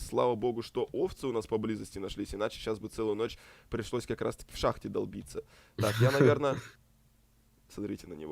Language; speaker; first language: Russian; native; Russian